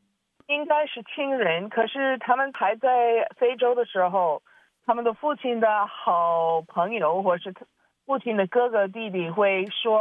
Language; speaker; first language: Chinese; early bilingual, heritage; Chinese